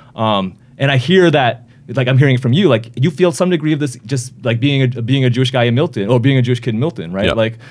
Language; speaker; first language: English; native; English